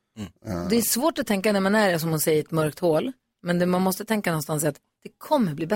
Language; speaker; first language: Swedish; native; Swedish